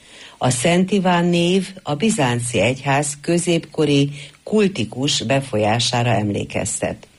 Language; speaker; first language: Hungarian; native; Hungarian